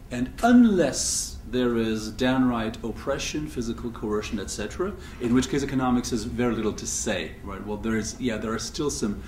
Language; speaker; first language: English; non-native, fluent; French